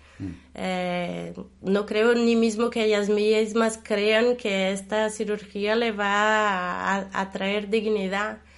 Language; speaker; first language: Spanish; non-native, fluent; Portuguese